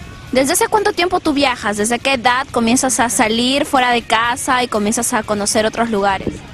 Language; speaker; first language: Spanish; native; Spanish